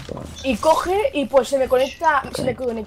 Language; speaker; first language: Spanish; native; Spanish